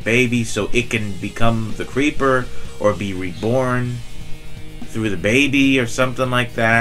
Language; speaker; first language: English; native; English